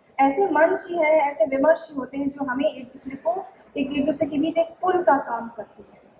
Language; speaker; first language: Hindi; non-native, local second language; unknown